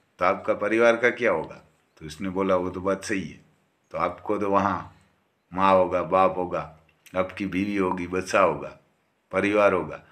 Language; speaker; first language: Hindi; non-native, local second language; Gujarati